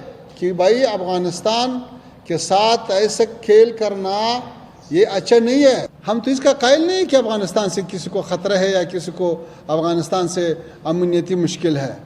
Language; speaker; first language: Hindi; non-native, learner; Pashto